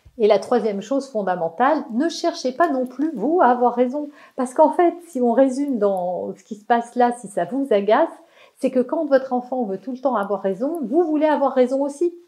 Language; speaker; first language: French; native; French